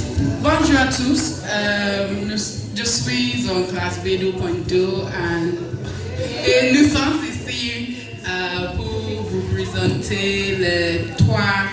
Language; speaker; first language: French; non-native, learner; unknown